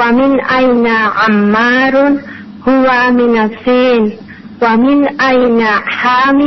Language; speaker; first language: Arabic; non-native, learner; Indonesian